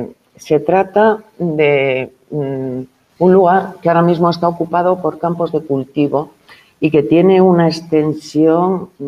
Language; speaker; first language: Spanish; native; Spanish